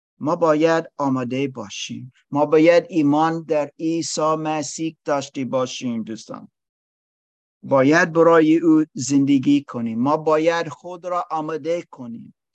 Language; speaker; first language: Persian; non-native, learner; English